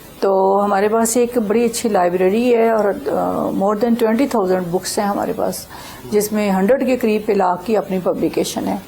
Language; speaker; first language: Urdu; non-native, local second language; Punjabi